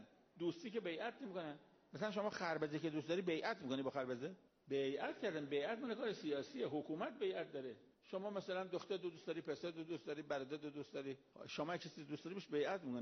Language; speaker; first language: Persian; native; Persian